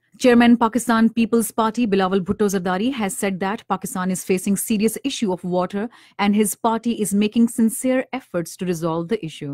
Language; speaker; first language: English; non-native, local second language; Urdu